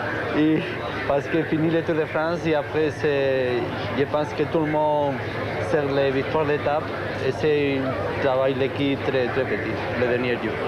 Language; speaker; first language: French; non-native, learner; Spanish